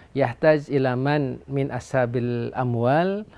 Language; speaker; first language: Arabic; non-native, fluent; Indonesian